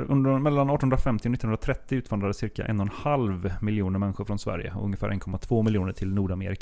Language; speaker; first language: Swedish; native; Swedish